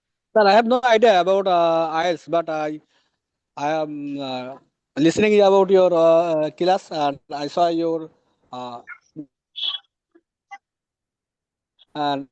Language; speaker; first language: English; non-native, learner; Bangla